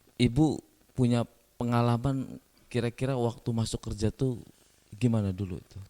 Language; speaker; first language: Indonesian; native; Indonesian